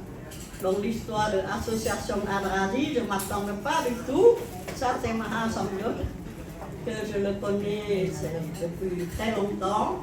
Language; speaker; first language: French; non-native, fluent; Khmer